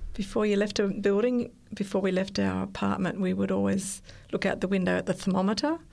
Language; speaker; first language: English; native; English